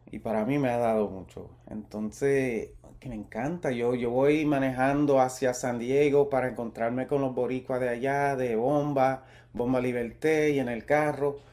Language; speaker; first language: Spanish; early bilingual, heritage; Spanish